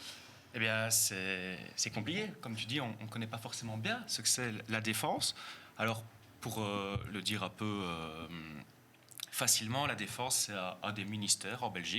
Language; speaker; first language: French; native; French